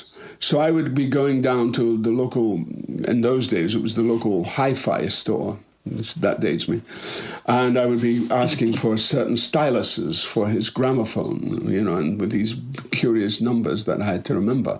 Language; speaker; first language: English; native; English